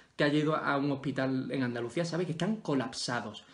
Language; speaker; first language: Spanish; native; Spanish